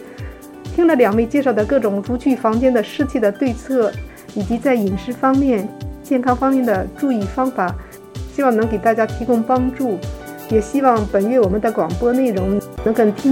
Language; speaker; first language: Chinese; native; Chinese